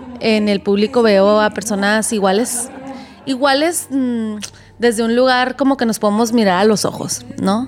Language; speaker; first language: Spanish; native; Spanish